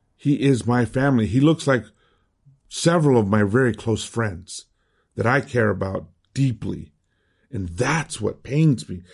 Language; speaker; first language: English; early bilingual, other home language; Spanish